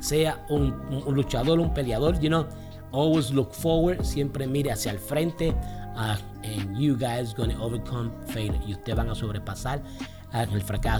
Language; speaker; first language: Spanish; early bilingual, heritage; Spanish